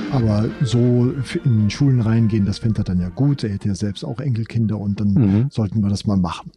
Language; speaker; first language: German; native; German